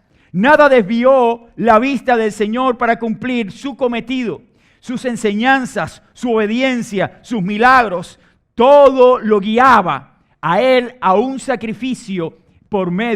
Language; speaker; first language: Spanish; native; Spanish